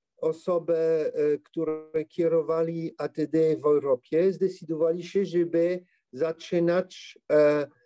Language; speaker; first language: Polish; non-native, learner; French